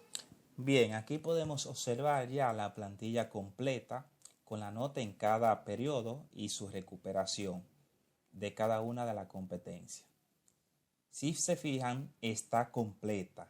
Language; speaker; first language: Spanish; native; Spanish